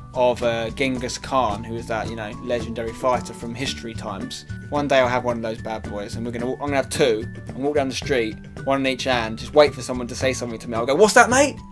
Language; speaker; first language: English; native; English